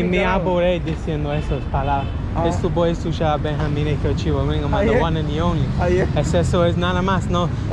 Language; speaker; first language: Spanish; non-native, learner; English